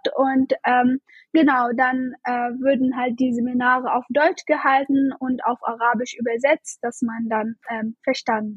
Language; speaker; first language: German; non-native, fluent; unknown